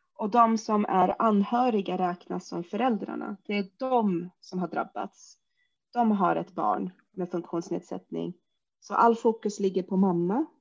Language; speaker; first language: Swedish; early bilingual, other home language; Arabic